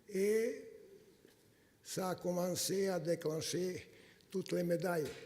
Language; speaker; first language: French; non-native, fluent; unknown